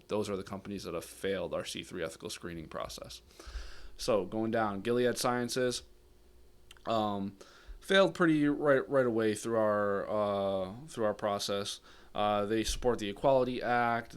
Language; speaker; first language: English; native; English